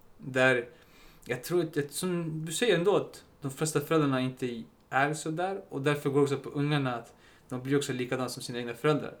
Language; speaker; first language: Swedish; early bilingual, other home language; Spanish